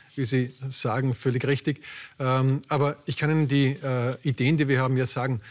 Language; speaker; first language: German; native; German